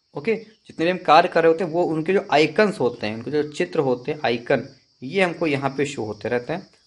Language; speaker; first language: Hindi; native; Hindi